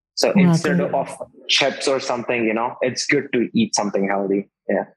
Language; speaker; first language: English; non-native, local second language; Hindi